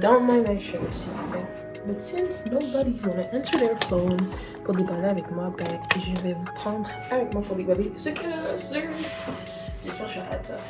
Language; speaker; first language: French; native; French